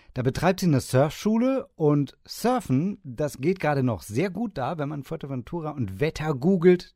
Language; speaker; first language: German; native; German